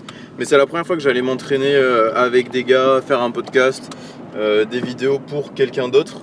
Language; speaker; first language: French; native; French